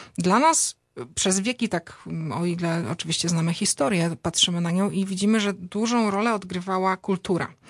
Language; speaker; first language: Polish; native; Polish